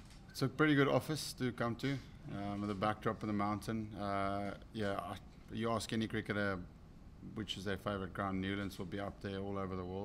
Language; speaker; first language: English; non-native, local second language; Afrikaans